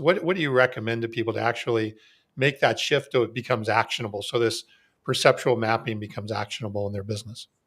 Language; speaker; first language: English; native; English